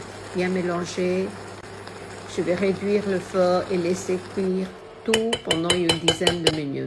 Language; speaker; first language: French; non-native, fluent; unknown